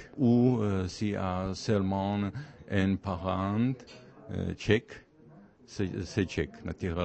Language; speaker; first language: French; non-native, learner; Czech